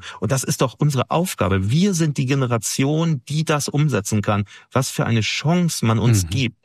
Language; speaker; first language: German; native; German